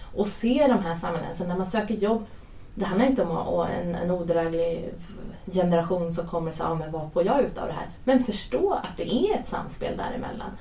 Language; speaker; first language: Swedish; native; Swedish